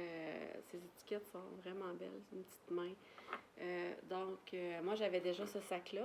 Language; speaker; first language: French; native; French